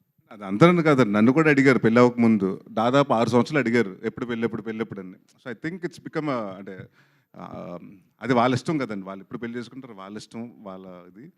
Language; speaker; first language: Telugu; native; Telugu